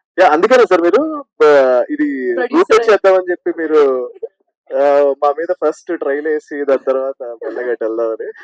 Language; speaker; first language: Telugu; native; Telugu